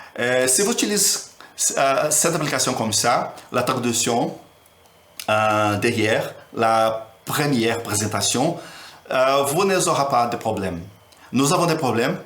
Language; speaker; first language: French; non-native, learner; Portuguese